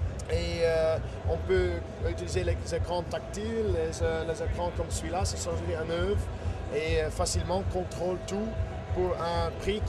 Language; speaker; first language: French; non-native, fluent; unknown